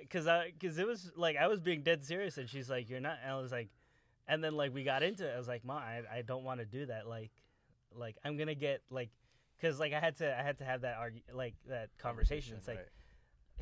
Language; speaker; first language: English; native; English